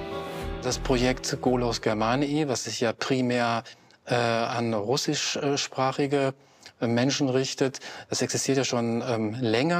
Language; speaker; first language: German; native; German